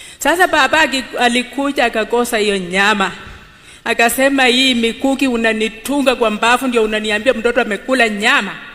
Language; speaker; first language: Swahili; non-native, local second language; Luyia